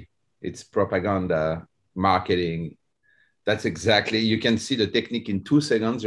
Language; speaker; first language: English; non-native, fluent; French